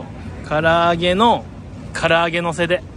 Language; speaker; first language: Japanese; native; Japanese